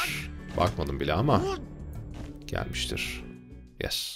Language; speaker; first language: Turkish; native; Turkish